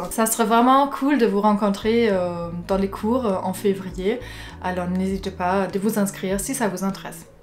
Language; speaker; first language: French; non-native, fluent; German